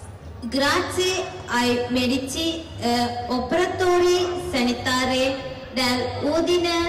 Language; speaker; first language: Italian; non-native, learner; Tamil